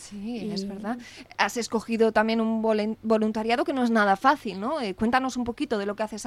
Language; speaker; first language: Spanish; native; Spanish